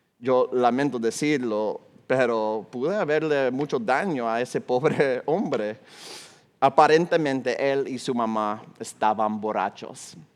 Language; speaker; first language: Spanish; non-native, fluent; English